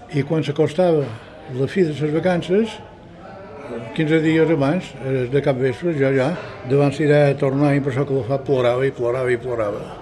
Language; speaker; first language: Catalan; native; Catalan